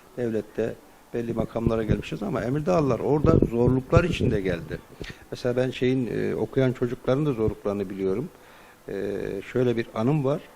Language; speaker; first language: Turkish; native; Turkish